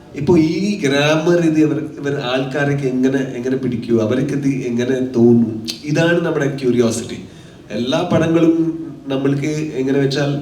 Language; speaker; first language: Malayalam; non-native, local second language; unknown